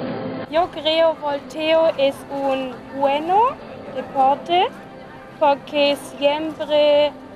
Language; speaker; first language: Spanish; non-native, learner; German